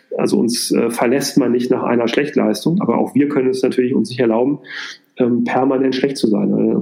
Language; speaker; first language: German; native; German